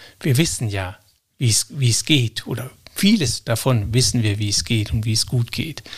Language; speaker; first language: German; native; German